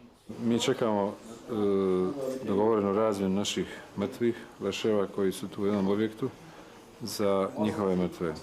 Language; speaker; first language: Bosnian; native; Bosnian